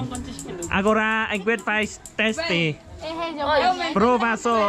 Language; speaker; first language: Portuguese; non-native, learner; Vietnamese